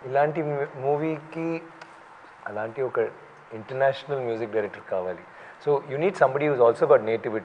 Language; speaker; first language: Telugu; non-native, fluent; Tamil